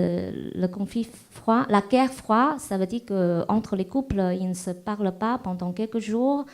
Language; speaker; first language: French; non-native, fluent; Chinese